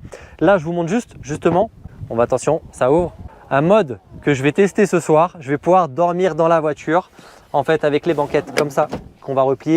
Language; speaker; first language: French; native; French